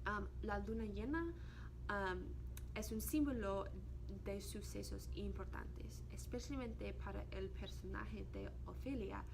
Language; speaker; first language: Spanish; non-native, learner; English